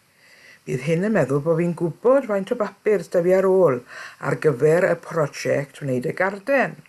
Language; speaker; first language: Welsh; native; Welsh